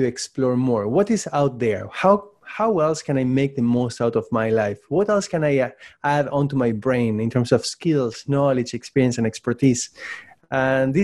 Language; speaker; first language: English; non-native, fluent; Spanish